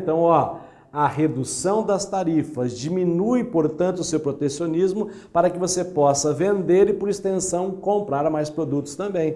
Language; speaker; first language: Portuguese; native; Portuguese